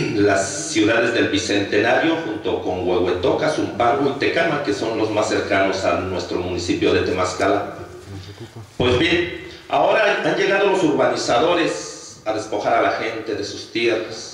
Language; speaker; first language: Spanish; native; Spanish